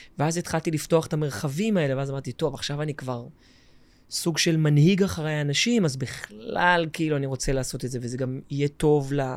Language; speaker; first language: Hebrew; native; Hebrew